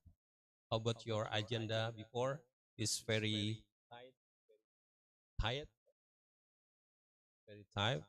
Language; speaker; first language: English; non-native, learner; Indonesian